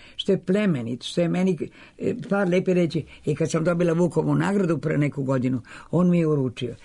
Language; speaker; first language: Serbian; native; Serbian